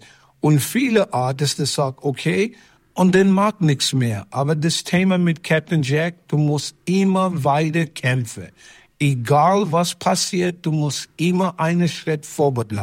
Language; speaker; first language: German; non-native, fluent; English